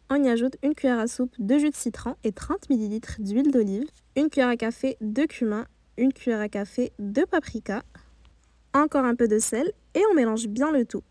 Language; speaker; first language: French; native; French